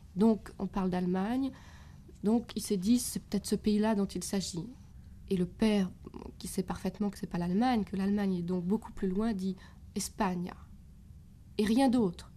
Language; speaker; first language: French; native; French